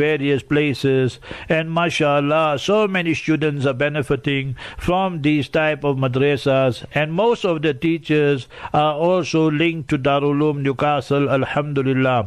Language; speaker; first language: English; native; English